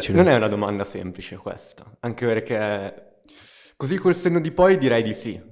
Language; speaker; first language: Italian; early bilingual, other home language; Russian